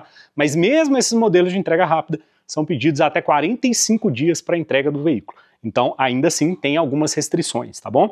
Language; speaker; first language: Portuguese; native; Portuguese